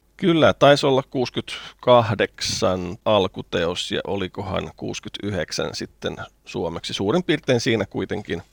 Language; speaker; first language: Finnish; native; Finnish